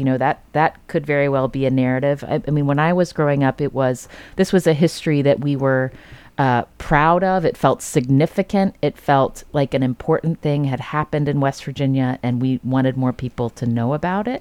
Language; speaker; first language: English; native; English